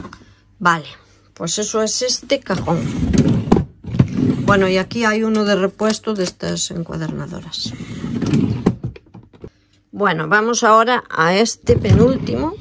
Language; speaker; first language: Spanish; native; Spanish